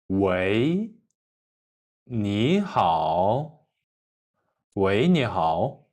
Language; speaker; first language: Chinese; non-native, fluent; Kyrgyz